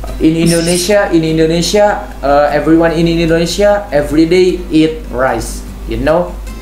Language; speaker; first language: English; non-native, learner; Indonesian